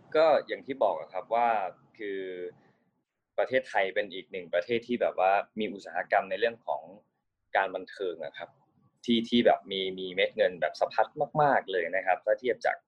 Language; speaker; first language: Thai; native; Thai